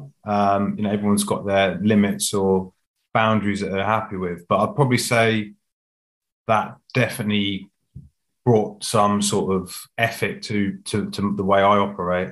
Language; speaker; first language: English; native; English